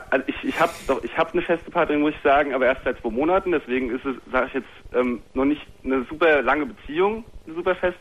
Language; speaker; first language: German; native; German